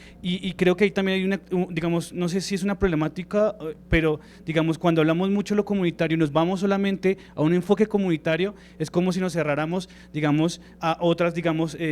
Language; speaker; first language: Spanish; native; Spanish